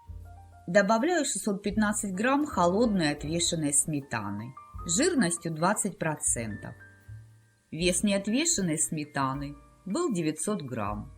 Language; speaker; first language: Russian; native; Russian